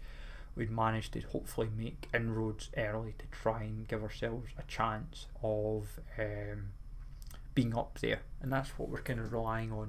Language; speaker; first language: English; native; English